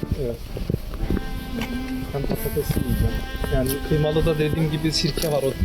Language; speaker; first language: Turkish; native; Turkish